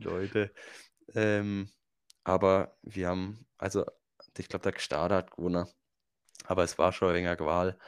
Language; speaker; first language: German; native; German